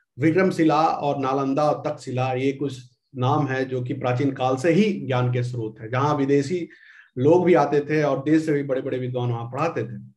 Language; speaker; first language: Hindi; native; Hindi